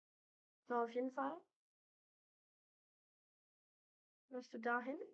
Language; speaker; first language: German; native; German